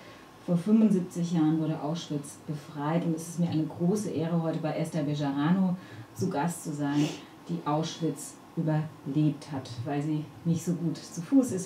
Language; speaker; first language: German; native; German